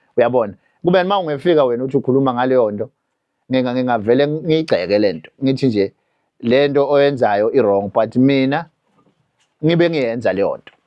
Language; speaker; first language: Zulu; non-native, local second language; Swati